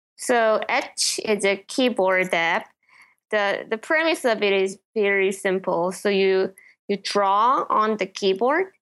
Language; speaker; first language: English; non-native, fluent; Korean